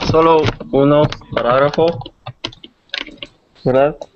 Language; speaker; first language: Spanish; non-native, fluent; English